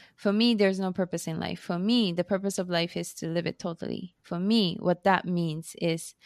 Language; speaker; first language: English; non-native, fluent; Japanese